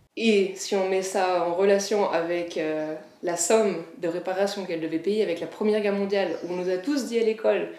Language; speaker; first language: French; native; French